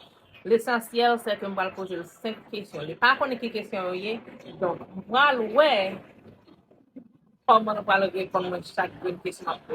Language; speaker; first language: French; non-native, learner; Haitian Creole